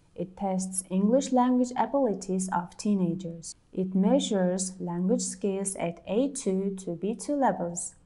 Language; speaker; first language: English; non-native, fluent; Mongolian